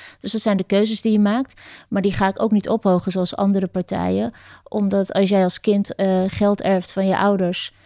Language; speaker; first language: Dutch; early bilingual, other home language; Turkish